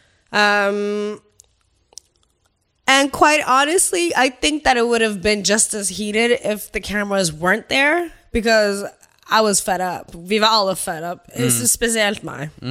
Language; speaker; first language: English; early bilingual, other home language; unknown